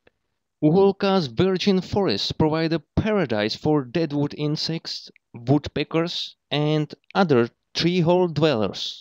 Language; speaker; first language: English; non-native, fluent; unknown